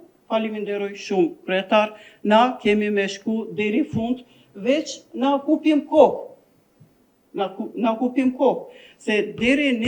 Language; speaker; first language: Albanian; non-native, local second language; Turkish